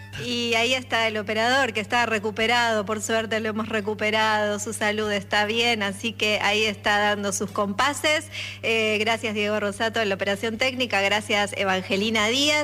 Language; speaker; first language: Spanish; native; Spanish